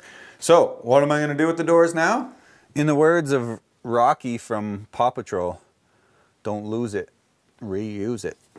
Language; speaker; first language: English; native; English